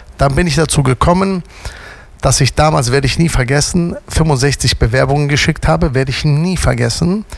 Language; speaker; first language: German; native; German